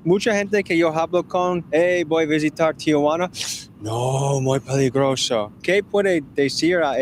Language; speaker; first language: Spanish; non-native, learner; English